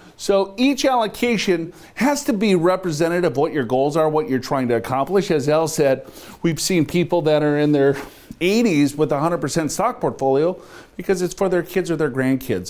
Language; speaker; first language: English; native; English